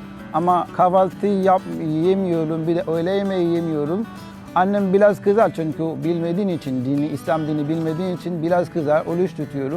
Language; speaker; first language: Turkish; non-native, learner; Haitian Creole